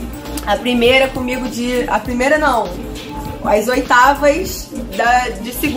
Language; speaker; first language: Portuguese; native; Portuguese